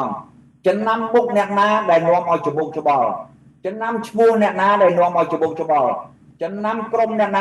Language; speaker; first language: Khmer; native; Khmer